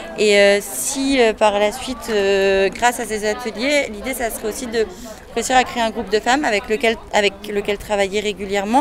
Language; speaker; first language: French; native; French